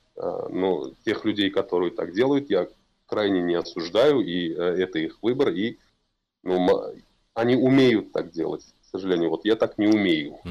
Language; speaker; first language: Russian; non-native, local second language; Tatar